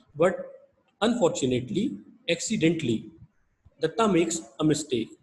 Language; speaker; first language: English; non-native, local second language; Hindi